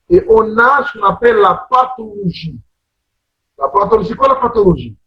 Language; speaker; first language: French; non-native, local second language; Arabic